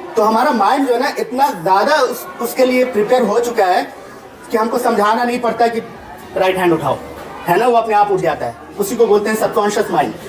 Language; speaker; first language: Hindi; native; Hindi